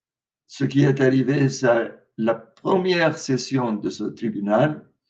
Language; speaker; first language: French; non-native, fluent; Arabic